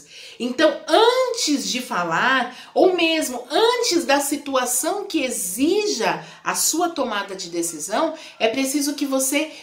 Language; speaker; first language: Portuguese; native; Portuguese